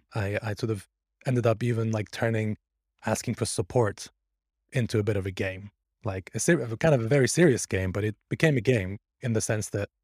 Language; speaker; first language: English; early bilingual, other home language; Persian